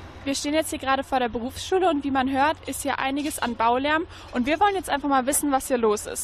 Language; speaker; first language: German; native; German